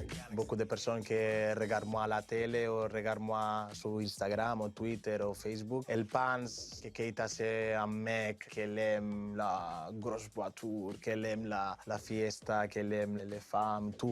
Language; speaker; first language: French; non-native, learner; Spanish